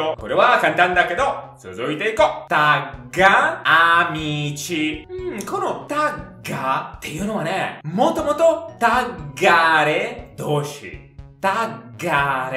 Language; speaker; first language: Japanese; non-native, fluent; Italian